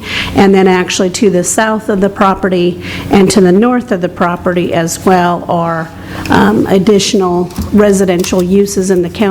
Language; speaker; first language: English; native; English